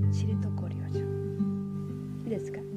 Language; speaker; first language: Japanese; non-native, learner; Spanish